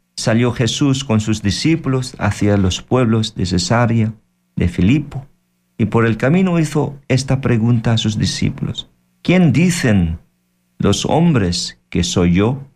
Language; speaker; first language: Spanish; non-native, fluent; Filipino